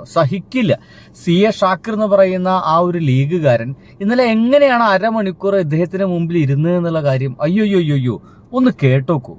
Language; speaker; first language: Malayalam; native; Malayalam